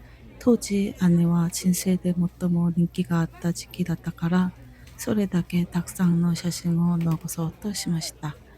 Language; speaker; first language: Japanese; non-native, fluent; Korean